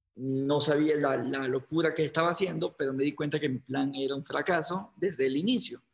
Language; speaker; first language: Spanish; native; Spanish